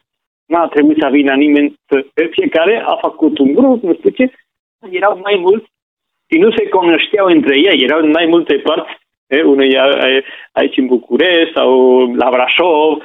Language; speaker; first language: Romanian; non-native, fluent; Spanish